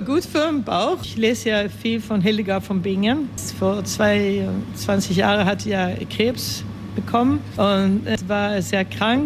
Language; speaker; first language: German; early bilingual, heritage; German